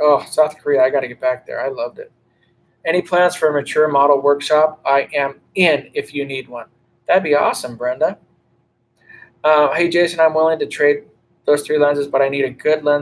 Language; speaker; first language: English; native; English